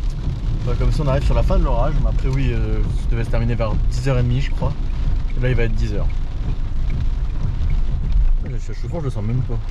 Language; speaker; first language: French; native; French